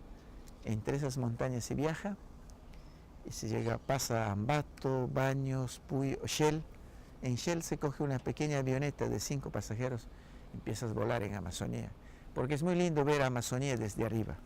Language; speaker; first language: Spanish; non-native, local second language; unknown